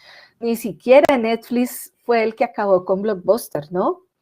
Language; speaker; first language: Spanish; native; Spanish